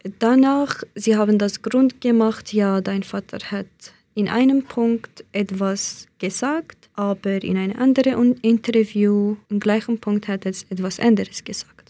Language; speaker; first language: German; non-native, learner; Central Kurdish